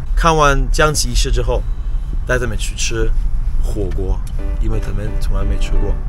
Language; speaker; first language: Chinese; non-native, fluent; Hebrew